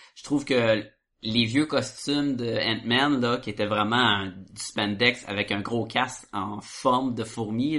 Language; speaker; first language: French; native; French